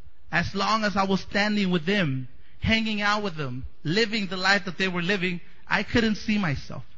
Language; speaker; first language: English; non-native, fluent; Spanish